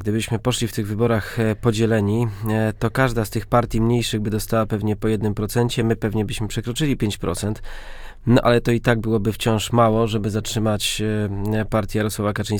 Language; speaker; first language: Polish; native; Polish